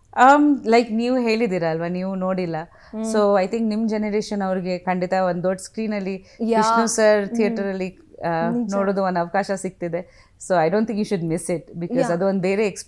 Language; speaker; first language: Kannada; non-native, fluent; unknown